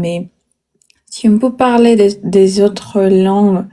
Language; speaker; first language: French; non-native, learner; Spanish